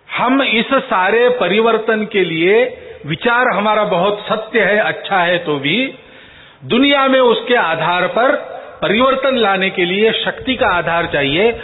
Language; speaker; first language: Hindi; non-native, local second language; Marathi